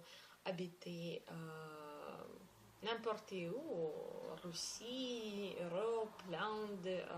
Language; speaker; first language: French; non-native, learner; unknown